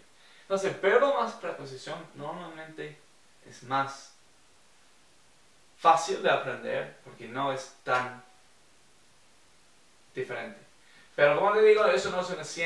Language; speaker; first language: Spanish; non-native, fluent; English